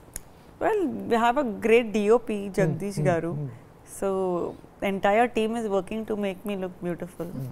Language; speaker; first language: Telugu; non-native, fluent; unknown